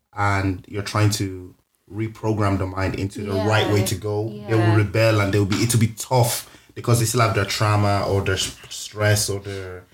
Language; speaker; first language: English; native; English